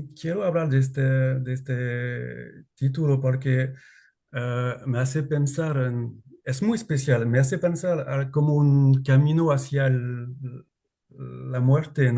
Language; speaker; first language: Spanish; non-native, learner; French